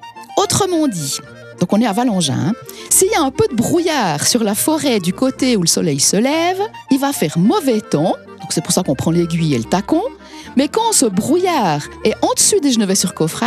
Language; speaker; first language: French; native; French